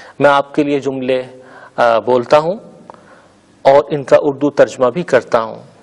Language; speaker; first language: Urdu; native; Urdu